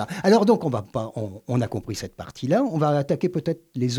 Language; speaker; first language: French; native; French